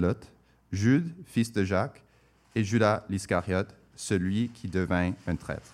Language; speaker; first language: French; non-native, local second language; English